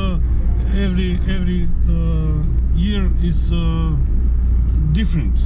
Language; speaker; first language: English; non-native, learner; Serbian